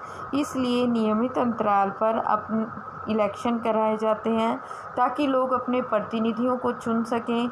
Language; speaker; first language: Hindi; native; Hindi